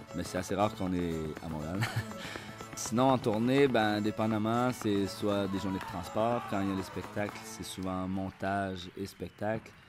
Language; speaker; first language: French; native; French